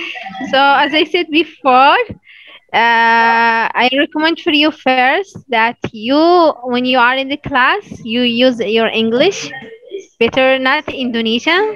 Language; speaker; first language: English; non-native, fluent; Arabic